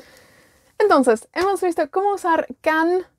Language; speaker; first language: Spanish; non-native, fluent; Welsh